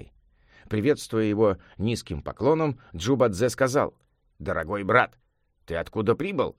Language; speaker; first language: Russian; native; Russian